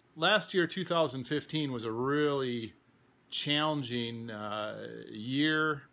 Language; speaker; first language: English; native; English